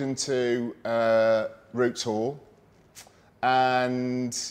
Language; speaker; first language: English; native; English